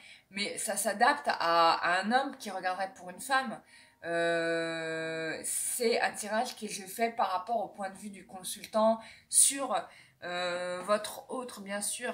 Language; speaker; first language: French; native; French